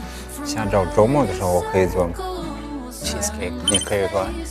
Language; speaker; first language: Chinese; non-native, fluent; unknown